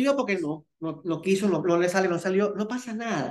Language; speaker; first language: Spanish; native; Spanish